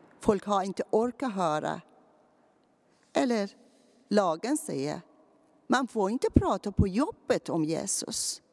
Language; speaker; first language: Swedish; non-native, fluent; Persian